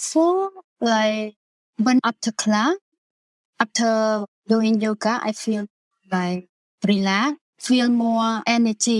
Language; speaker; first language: English; non-native, learner; Khmer